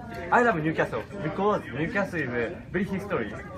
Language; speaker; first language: English; non-native, learner; Japanese